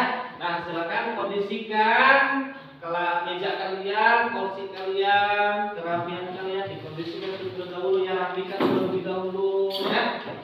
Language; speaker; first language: Indonesian; native; Indonesian